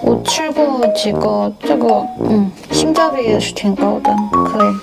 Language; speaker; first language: Chinese; non-native, learner; Korean